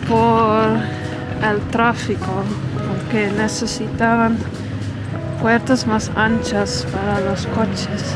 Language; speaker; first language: Spanish; non-native, fluent; Dutch